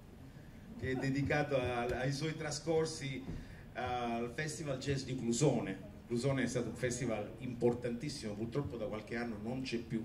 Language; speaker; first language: Italian; native; Italian